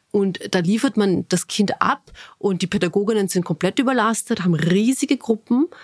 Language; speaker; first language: German; early bilingual, other home language; Bosnian